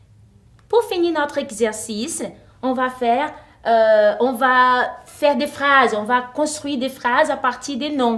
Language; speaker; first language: French; non-native, fluent; Portuguese